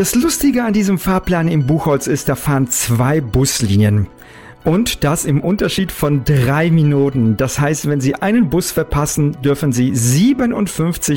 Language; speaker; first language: German; native; German